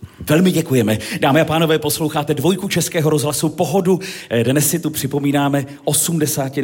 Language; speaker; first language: Czech; native; Czech